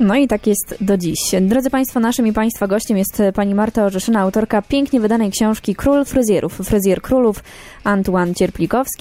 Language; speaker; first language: Polish; native; Polish